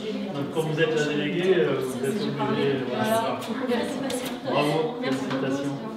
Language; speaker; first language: French; native; French